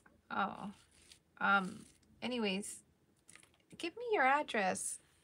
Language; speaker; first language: English; early bilingual, other home language; Spanish